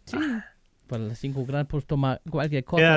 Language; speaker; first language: Spanish; non-native, learner; German